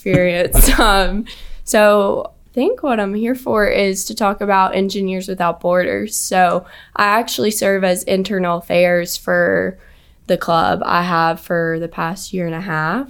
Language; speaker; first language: English; native; English